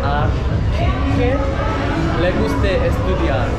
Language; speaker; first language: Spanish; non-native, learner; Korean